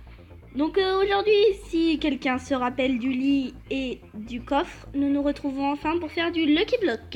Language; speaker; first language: French; native; French